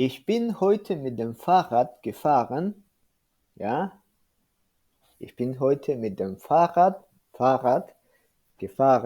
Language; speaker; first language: German; non-native, fluent; Spanish